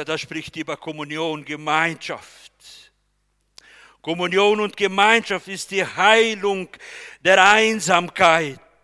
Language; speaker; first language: German; non-native, fluent; Portuguese